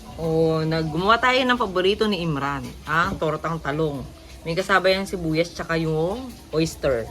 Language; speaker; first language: Filipino; non-native, local second language; Pampanga